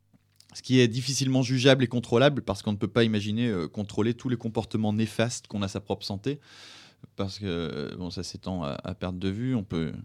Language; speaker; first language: French; native; French